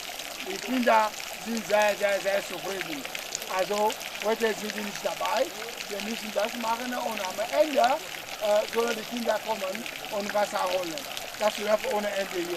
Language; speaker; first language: German; non-native, learner; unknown